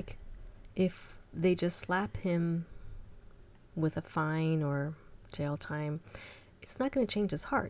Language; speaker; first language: English; early bilingual, other home language; Chinese